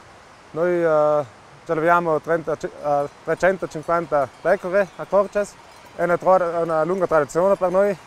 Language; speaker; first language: Italian; non-native, local second language; German